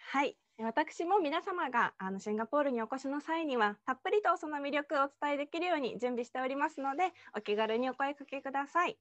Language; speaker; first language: Japanese; native; Japanese